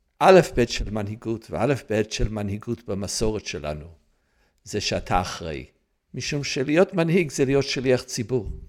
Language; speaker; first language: Hebrew; non-native, fluent; English